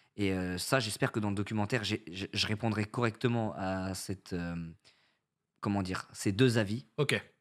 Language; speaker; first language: French; native; French